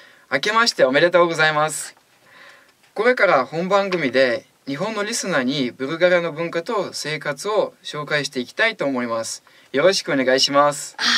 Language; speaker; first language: Japanese; non-native, fluent; Bulgarian